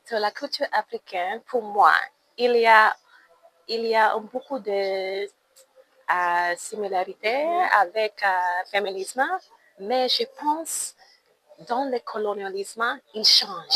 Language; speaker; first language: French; non-native, learner; English